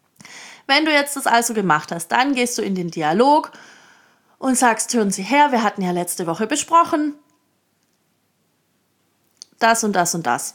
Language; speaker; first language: German; native; German